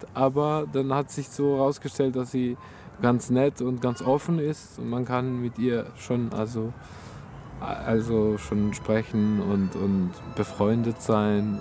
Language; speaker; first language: German; non-native, fluent; Albanian